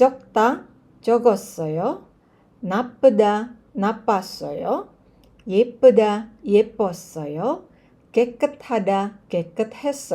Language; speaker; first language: Korean; non-native, fluent; Indonesian